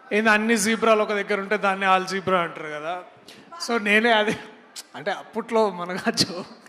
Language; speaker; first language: Telugu; native; Telugu